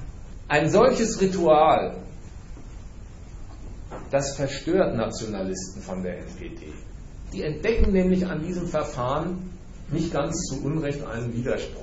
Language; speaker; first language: German; native; German